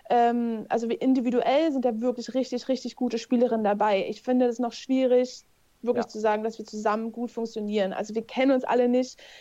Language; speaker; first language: German; native; German